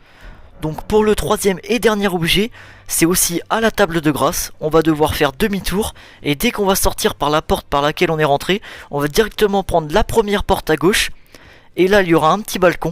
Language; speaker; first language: French; native; French